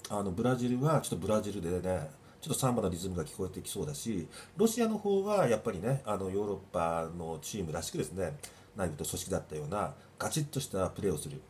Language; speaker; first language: Japanese; native; Japanese